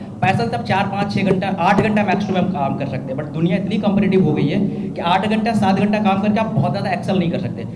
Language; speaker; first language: Hindi; native; Hindi